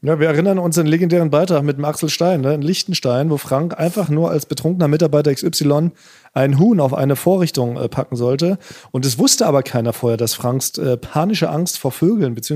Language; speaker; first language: German; native; German